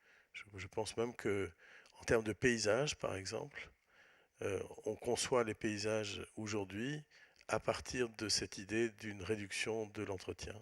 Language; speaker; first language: French; native; French